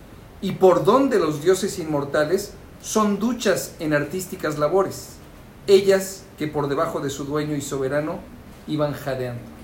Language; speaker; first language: Spanish; native; Spanish